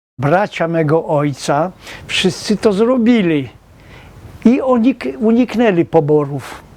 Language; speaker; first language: Polish; native; Polish